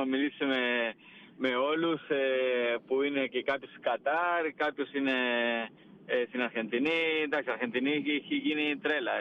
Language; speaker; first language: Greek; non-native, fluent; Spanish